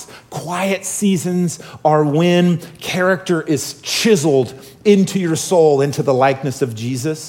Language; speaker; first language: English; native; English